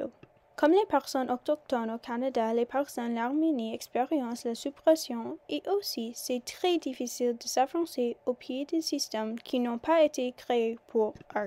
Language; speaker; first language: French; non-native, learner; English